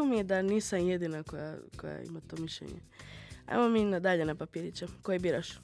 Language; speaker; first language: Serbian; native; Serbian